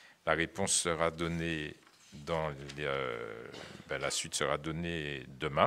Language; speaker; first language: French; native; French